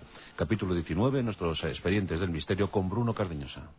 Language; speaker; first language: Spanish; native; Spanish